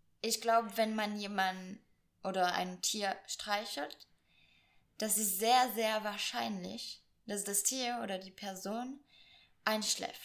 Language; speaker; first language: German; non-native, fluent; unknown